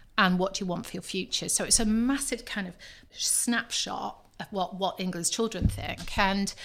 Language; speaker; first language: English; native; English